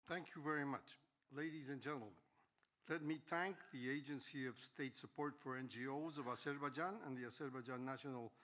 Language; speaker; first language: English; non-native, fluent; Spanish